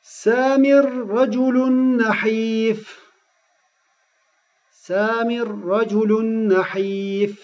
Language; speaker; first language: Arabic; non-native, fluent; Turkish